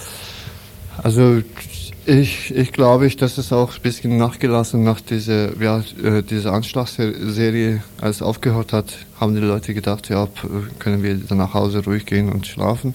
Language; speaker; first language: German; non-native, learner; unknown